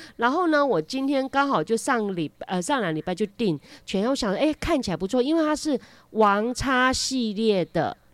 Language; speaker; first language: Chinese; native; Chinese